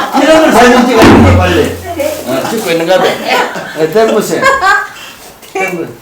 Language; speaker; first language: Korean; native; Korean